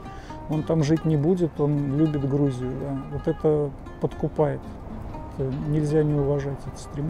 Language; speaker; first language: Russian; native; Russian